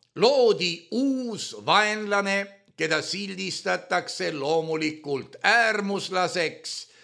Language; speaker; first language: Estonian; native; Estonian